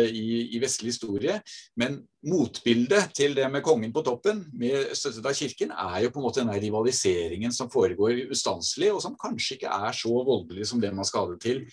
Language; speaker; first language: Norwegian; native; Norwegian